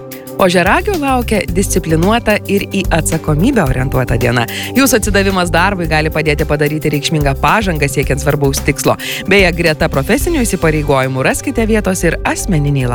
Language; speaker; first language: Lithuanian; native; Lithuanian